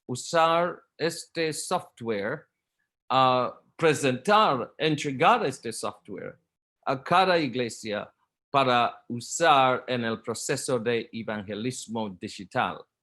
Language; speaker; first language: Spanish; non-native, learner; Portuguese